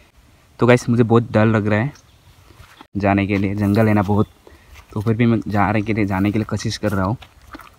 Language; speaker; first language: Hindi; non-native, local second language; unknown